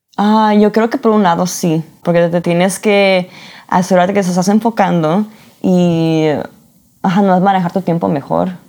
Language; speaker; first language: Spanish; early bilingual, heritage; Spanish